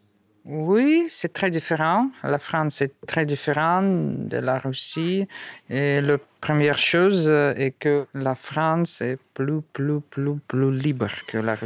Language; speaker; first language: French; non-native, learner; Russian